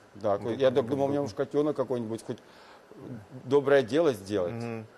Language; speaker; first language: Russian; native; Russian